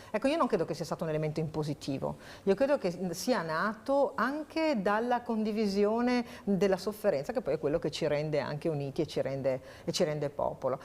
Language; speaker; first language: Italian; native; Italian